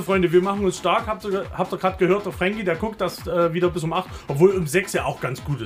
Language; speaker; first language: German; native; German